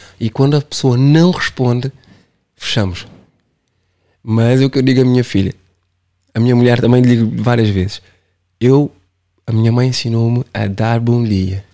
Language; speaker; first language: Portuguese; non-native, local second language; Kabuverdianu